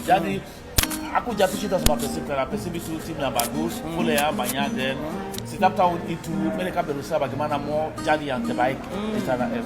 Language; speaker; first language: Indonesian; non-native, fluent; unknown